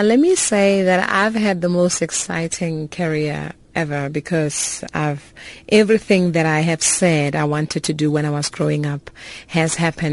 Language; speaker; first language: English; non-native, local second language; Northern Sotho